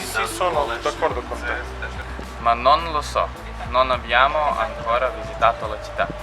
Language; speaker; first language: Italian; non-native, learner; Serbian